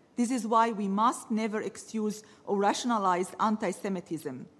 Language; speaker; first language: English; early bilingual, other home language; Arabic